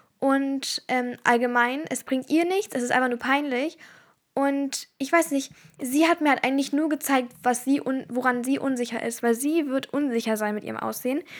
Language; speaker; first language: German; early bilingual, other home language; Turkish